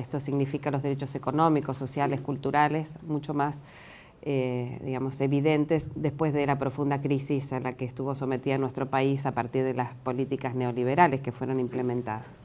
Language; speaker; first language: Spanish; native; Spanish